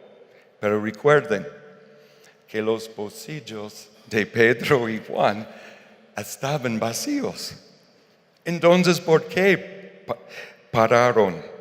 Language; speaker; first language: Spanish; non-native, fluent; English